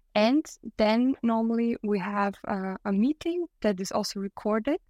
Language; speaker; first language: English; non-native, fluent; German